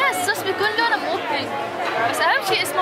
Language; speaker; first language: Arabic; native; Arabic